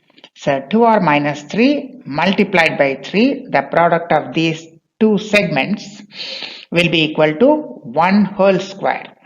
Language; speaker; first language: English; non-native, local second language; Bangla